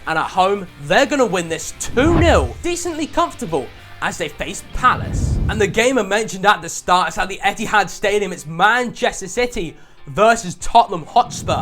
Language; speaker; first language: English; native; English